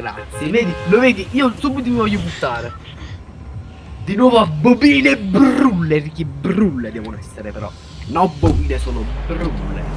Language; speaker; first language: Italian; native; Italian